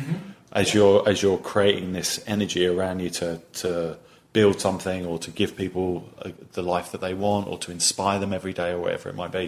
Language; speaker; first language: English; native; English